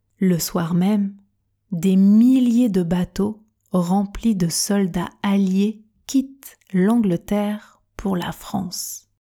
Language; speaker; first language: French; native; French